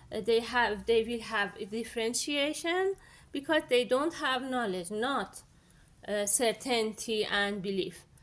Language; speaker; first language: English; non-native, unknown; Persian